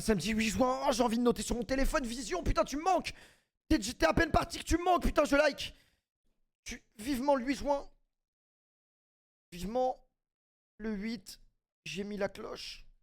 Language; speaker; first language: French; native; French